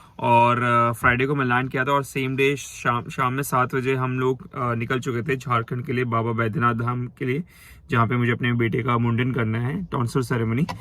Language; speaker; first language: Hindi; native; Hindi